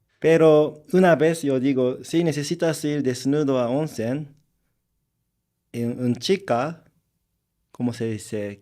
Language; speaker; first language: Spanish; non-native, learner; Japanese